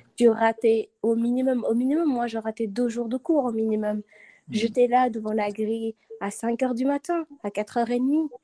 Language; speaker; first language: French; non-native, local second language; Wolof